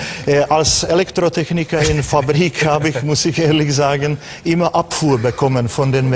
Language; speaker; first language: German; non-native, fluent; Czech